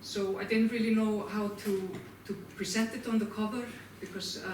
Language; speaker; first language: English; non-native, fluent; Icelandic